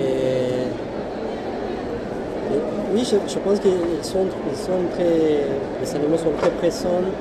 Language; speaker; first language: French; non-native, fluent; Spanish